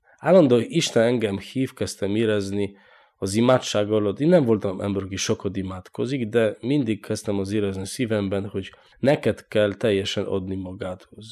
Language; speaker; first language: Hungarian; non-native, learner; Polish